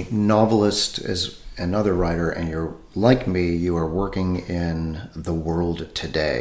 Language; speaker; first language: English; native; English